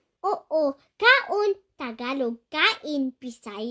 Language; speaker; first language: Cebuano; early bilingual, heritage; English